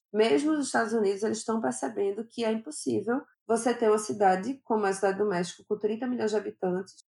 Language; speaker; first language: Portuguese; native; Portuguese